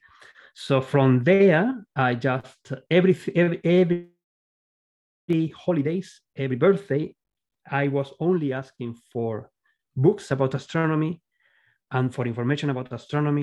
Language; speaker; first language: English; non-native, fluent; Spanish